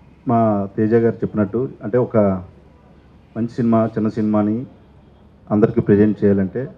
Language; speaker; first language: Telugu; native; Telugu